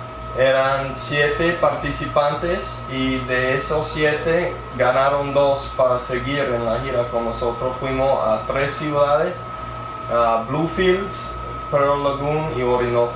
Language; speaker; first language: Spanish; early bilingual, heritage; English